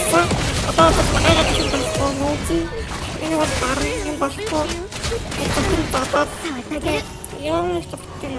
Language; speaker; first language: Mongolian; native; Mongolian